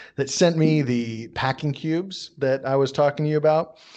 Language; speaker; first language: English; native; English